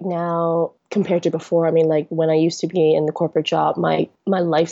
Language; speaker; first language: English; non-native, local second language; Cantonese